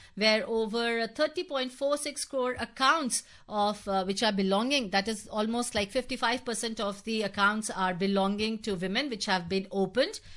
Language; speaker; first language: English; non-native, local second language; Hindi